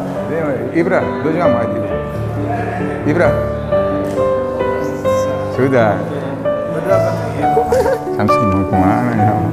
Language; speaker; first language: Indonesian; non-native, fluent; Serbian